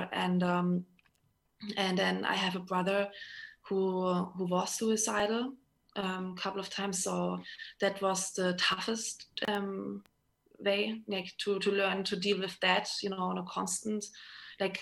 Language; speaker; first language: English; non-native, fluent; German